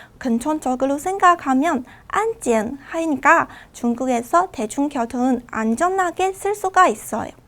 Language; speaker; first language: Korean; non-native, fluent; Chinese